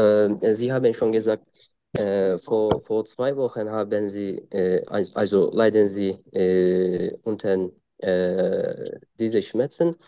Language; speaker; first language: German; non-native, learner; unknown